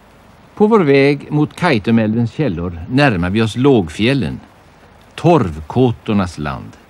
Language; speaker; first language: Swedish; native; Swedish